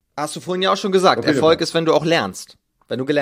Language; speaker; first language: German; native; German